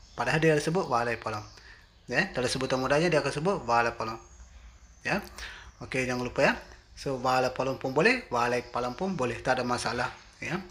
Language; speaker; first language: Malay; native; Malay